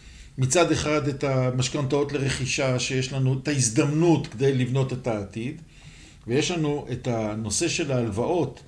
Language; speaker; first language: Hebrew; native; Hebrew